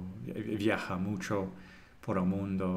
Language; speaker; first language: Spanish; non-native, fluent; English